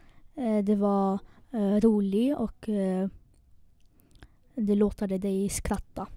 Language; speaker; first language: Swedish; non-native, learner; English